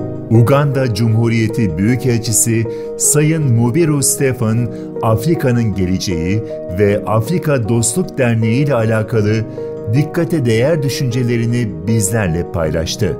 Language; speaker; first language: Turkish; native; Turkish